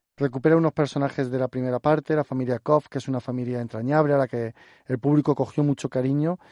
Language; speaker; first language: Spanish; native; Spanish